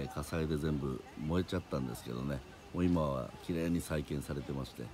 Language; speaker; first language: Japanese; native; Japanese